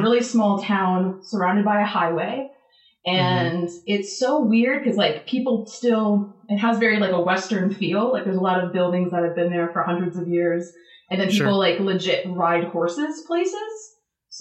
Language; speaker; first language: English; native; English